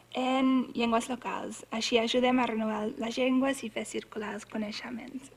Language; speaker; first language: Catalan; non-native, fluent; English